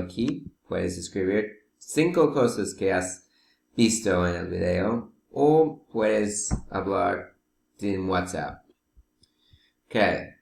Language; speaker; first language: Spanish; non-native, learner; English